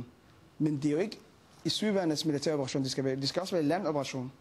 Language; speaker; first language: Danish; non-native, fluent; Somali